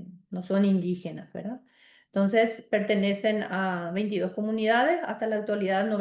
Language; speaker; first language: Spanish; native; Spanish